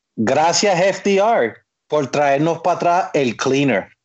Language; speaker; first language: Spanish; native; Spanish